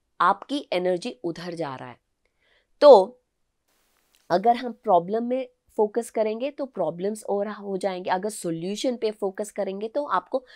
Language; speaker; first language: Hindi; non-native, local second language; Telugu